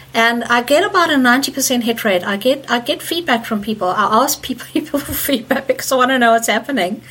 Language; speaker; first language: English; native; English